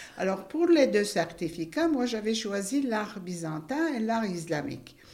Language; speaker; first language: French; non-native, fluent; Turkish